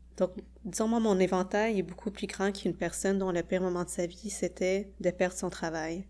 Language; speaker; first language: French; early bilingual, other home language; Khmer